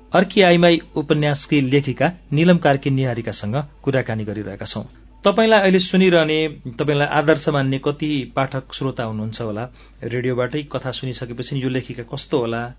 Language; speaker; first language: Nepali; native; Nepali